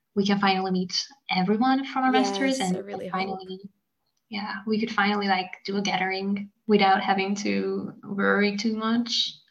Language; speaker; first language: English; non-native, fluent; Hungarian